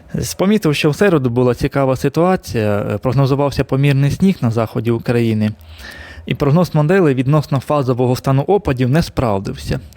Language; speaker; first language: Ukrainian; native; Ukrainian